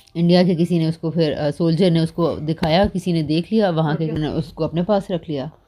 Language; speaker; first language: Urdu; native; Urdu